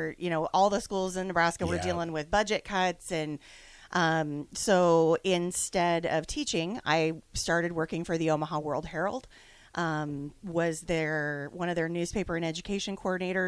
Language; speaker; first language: English; native; English